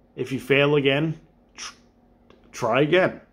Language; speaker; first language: English; native; English